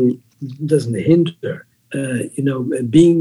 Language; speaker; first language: English; non-native, fluent; Portuguese